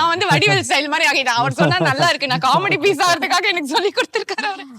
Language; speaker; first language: Tamil; native; Tamil